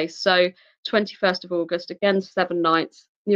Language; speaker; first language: English; native; English